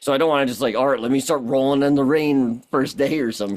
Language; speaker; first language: English; native; English